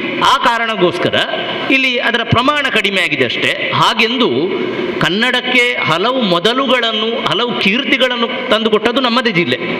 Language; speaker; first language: Kannada; non-native, local second language; Tulu